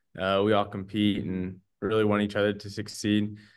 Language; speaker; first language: English; native; English